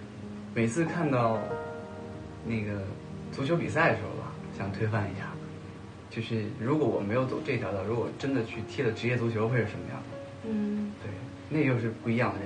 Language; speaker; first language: Chinese; native; Chinese